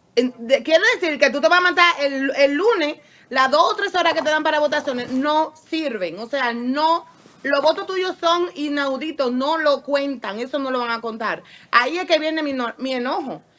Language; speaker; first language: Spanish; native; Spanish